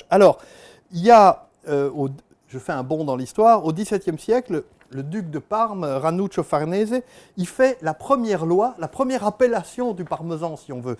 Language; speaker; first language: French; native; French